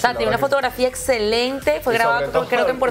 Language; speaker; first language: Spanish; native; Spanish